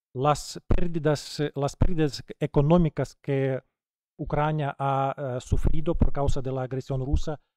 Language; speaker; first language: Spanish; non-native, fluent; Ukrainian